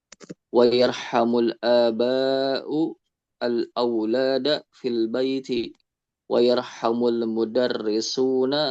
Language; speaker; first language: Arabic; non-native, learner; Indonesian